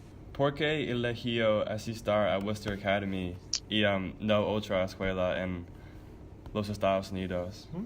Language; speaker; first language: Spanish; non-native, learner; English